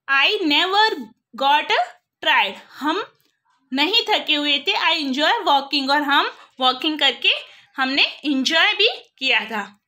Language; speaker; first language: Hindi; non-native, local second language; Gujarati